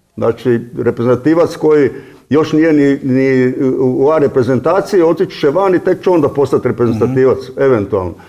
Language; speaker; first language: Croatian; native; Croatian